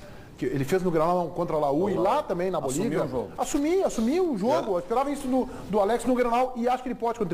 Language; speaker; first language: Portuguese; native; Portuguese